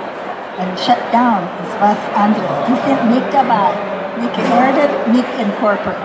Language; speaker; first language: German; non-native, fluent; English